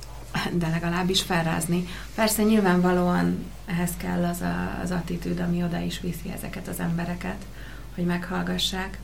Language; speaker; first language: Hungarian; native; Hungarian